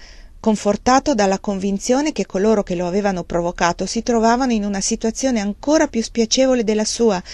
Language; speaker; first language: Italian; native; Italian